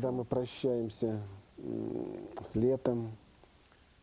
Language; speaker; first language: Russian; native; Russian